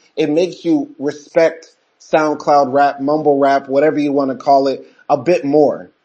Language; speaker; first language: English; native; English